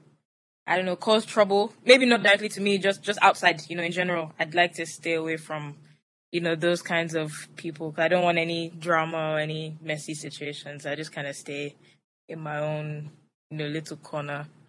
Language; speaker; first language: English; non-native, local second language; Yoruba